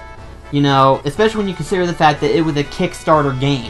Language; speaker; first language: English; native; English